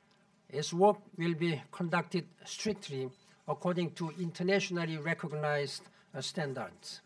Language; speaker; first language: English; non-native, fluent; Korean